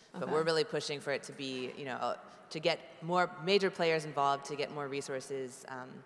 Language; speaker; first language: English; native; English